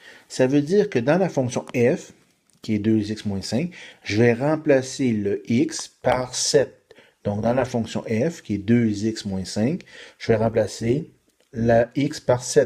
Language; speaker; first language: French; native; French